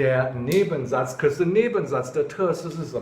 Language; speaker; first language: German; non-native, fluent; Chinese